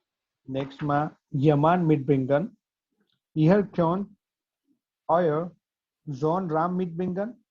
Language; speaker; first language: German; non-native, learner; Gujarati